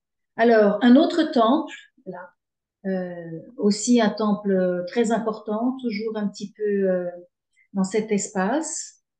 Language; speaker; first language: French; native; French